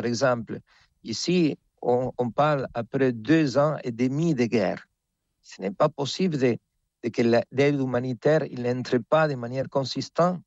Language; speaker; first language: French; non-native, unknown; Spanish